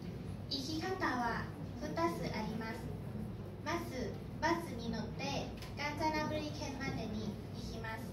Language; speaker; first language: Japanese; non-native, learner; Thai